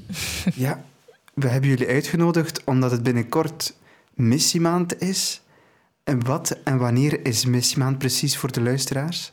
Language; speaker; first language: Dutch; native; Dutch